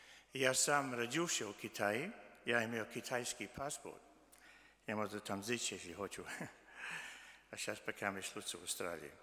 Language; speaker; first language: Russian; early bilingual, heritage; Russian